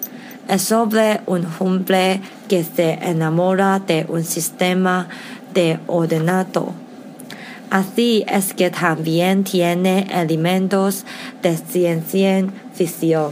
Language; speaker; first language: Spanish; non-native, learner; English